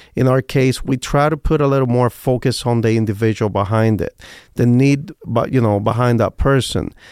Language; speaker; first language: English; non-native, fluent; Spanish